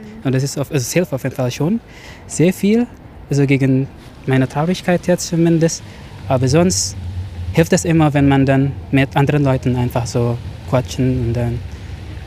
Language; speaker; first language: German; non-native, fluent; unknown